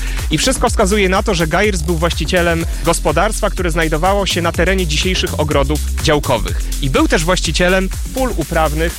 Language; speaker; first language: Polish; native; Polish